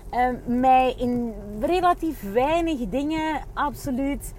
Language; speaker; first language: Dutch; early bilingual, other home language; Russian